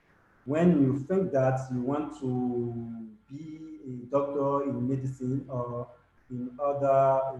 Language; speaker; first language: English; non-native, learner; French